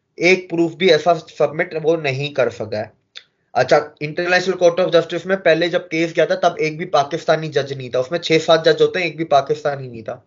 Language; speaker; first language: Hindi; native; Hindi